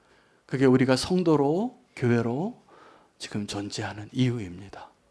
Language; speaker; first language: Korean; native; Korean